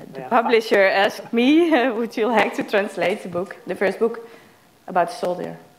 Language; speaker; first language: English; non-native, fluent; Dutch